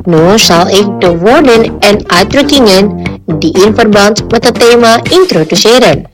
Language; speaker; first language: Dutch; non-native, learner; Indonesian